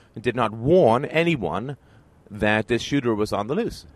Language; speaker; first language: English; native; English